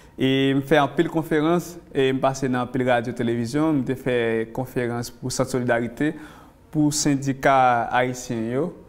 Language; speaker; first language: French; non-native, local second language; Haitian Creole